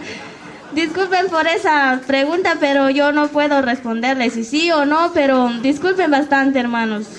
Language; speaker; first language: Spanish; non-native, local second language; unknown